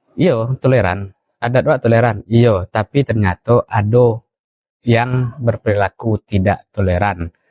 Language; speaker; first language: Indonesian; non-native, local second language; Minangkabau